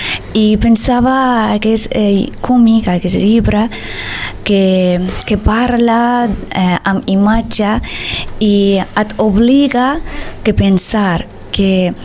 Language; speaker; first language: Catalan; non-native, learner; Persian